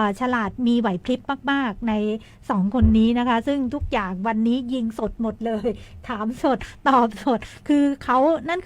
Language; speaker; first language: Thai; native; Thai